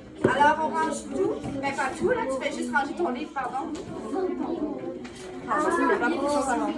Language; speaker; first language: French; native; French